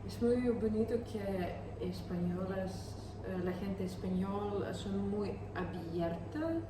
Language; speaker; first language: Spanish; non-native, learner; Ukrainian